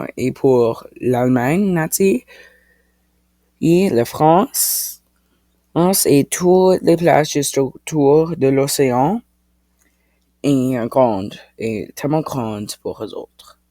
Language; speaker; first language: French; non-native, local second language; English